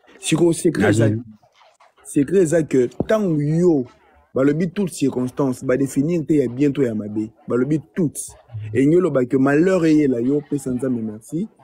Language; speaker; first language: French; non-native, local second language; Lingala